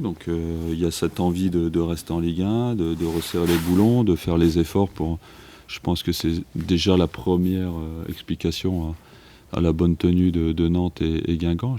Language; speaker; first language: French; native; French